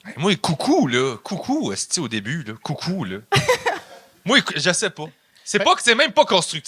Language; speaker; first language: French; native; French